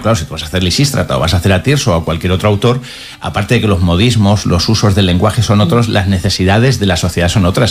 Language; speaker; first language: Spanish; native; Spanish